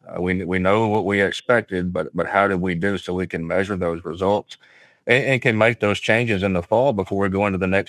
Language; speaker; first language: English; native; English